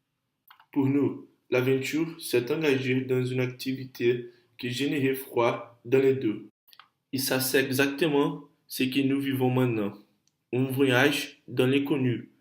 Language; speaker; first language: French; non-native, learner; Portuguese